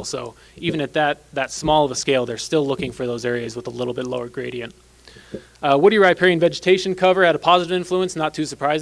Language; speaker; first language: English; native; English